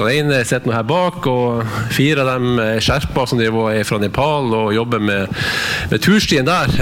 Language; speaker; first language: Norwegian; native; Norwegian